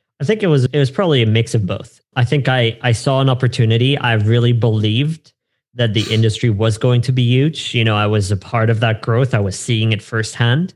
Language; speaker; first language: English; non-native, fluent; German